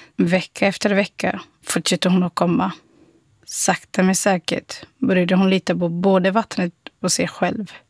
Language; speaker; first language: Swedish; non-native, fluent; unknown